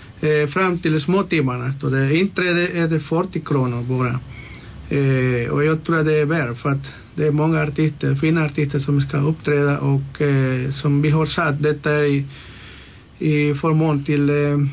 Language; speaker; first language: Swedish; non-native, local second language; Spanish